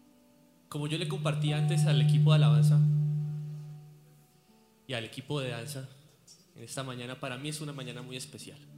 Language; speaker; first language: Spanish; native; Spanish